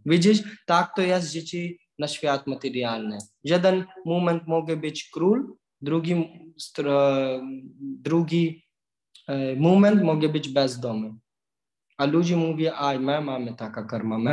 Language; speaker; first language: Polish; non-native, learner; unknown